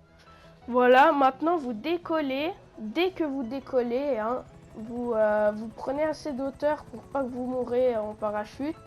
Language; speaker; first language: French; native; French